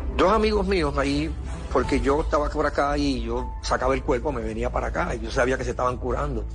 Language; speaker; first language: Spanish; native; Spanish